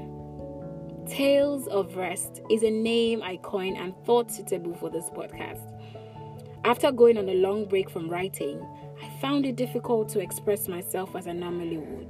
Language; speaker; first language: English; non-native, local second language; Igbo